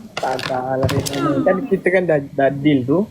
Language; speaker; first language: Malay; native; Malay